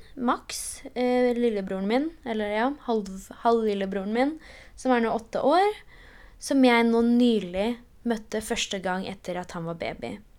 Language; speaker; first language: Norwegian; early bilingual, other home language; Polish